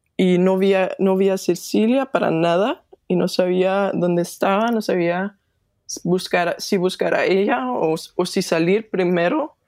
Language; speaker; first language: Spanish; non-native, fluent; Danish